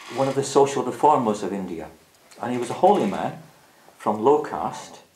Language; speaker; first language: English; native; English